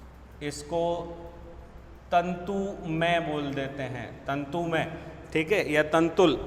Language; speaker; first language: Hindi; native; Hindi